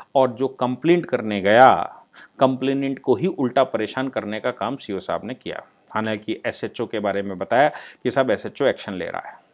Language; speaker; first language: Hindi; native; Hindi